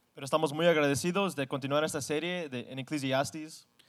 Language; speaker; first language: Spanish; non-native, fluent; English